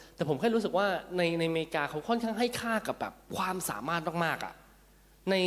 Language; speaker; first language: Thai; early bilingual, heritage; Cantonese